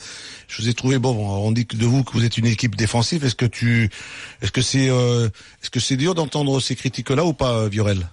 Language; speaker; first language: French; native; French